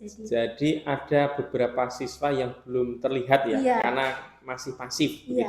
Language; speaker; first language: Indonesian; native; Indonesian